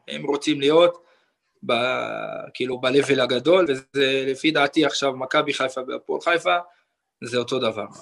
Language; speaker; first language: Hebrew; non-native, local second language; Arabic